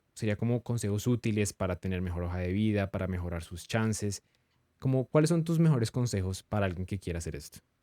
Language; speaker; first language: Spanish; native; Spanish